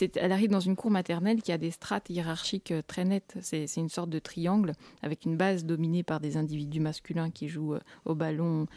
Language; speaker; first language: French; early bilingual, other home language; Russian